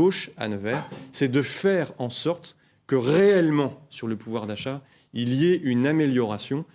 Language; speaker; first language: French; native; French